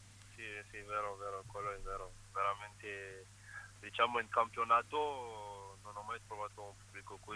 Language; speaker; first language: Italian; non-native, fluent; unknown